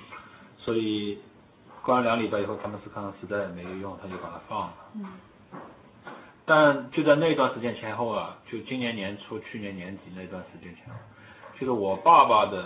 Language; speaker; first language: Chinese; native; Chinese